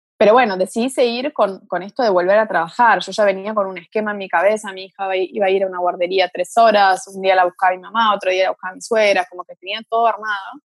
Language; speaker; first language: Spanish; early bilingual, other home language; Portuguese